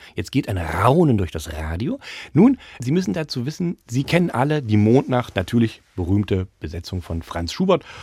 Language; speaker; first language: German; native; German